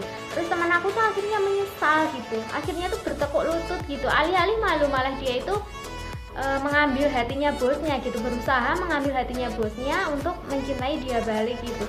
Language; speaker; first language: Indonesian; native; Indonesian